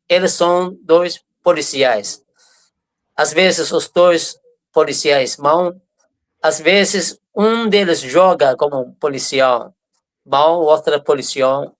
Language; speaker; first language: Portuguese; non-native, fluent; Persian